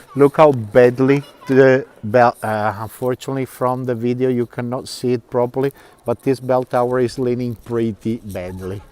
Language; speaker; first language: English; non-native, fluent; Italian